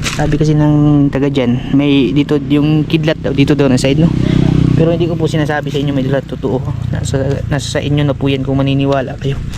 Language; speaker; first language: Filipino; non-native, local second language; Cebuano